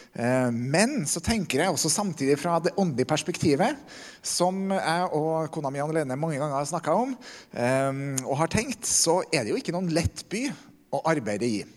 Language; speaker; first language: Norwegian; native; Norwegian